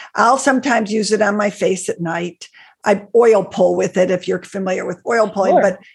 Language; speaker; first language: English; native; English